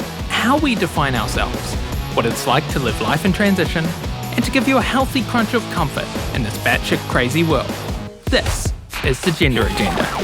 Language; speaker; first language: English; native; English